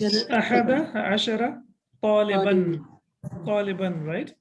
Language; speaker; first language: Arabic; non-native, fluent; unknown